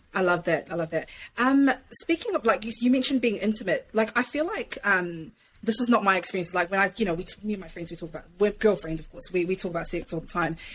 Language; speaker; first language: English; native; English